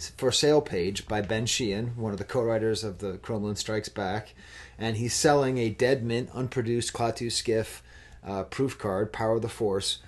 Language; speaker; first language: English; native; English